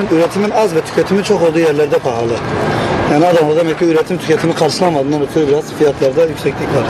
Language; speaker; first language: Turkish; native; Turkish